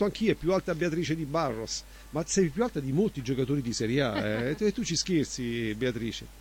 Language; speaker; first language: Italian; native; Italian